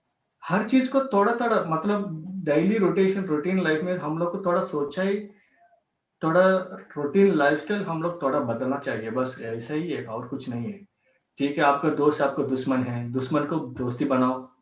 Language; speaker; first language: Hindi; non-native, local second language; Telugu